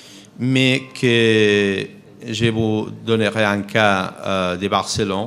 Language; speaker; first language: French; non-native, fluent; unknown